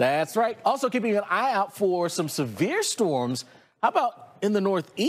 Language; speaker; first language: English; native; English